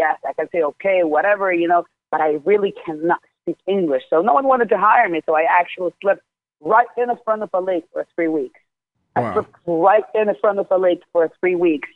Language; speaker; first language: English; non-native, fluent; Arabic